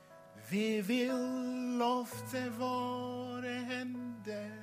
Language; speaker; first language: Swedish; non-native, fluent; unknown